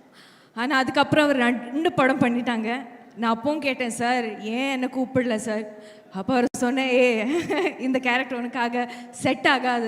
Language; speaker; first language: Tamil; non-native, learner; Malayalam